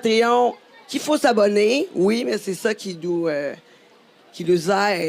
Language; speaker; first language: French; native; French